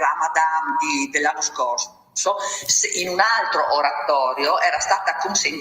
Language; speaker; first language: Italian; native; Italian